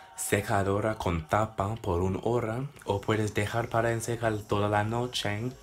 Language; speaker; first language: Spanish; non-native, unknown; English